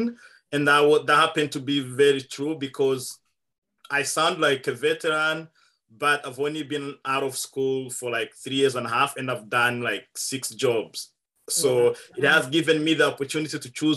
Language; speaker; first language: English; non-native, local second language; Kinyarwanda